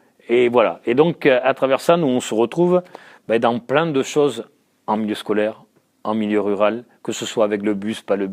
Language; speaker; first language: French; native; French